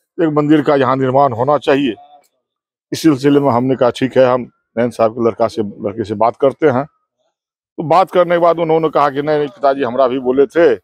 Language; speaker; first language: Hindi; native; Hindi